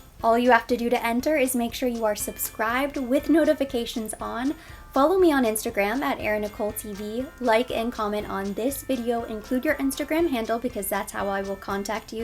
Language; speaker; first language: English; native; English